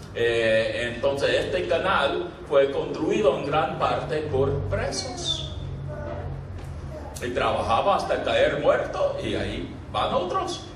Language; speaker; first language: Spanish; non-native, fluent; English